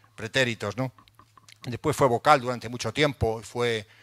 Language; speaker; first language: Spanish; native; Spanish